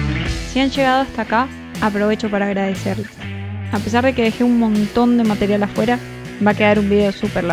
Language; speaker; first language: Spanish; native; Spanish